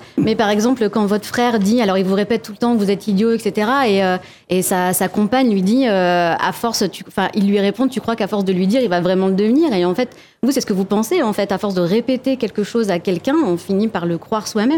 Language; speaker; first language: French; native; French